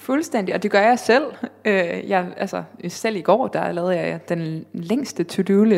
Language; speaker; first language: Danish; native; Danish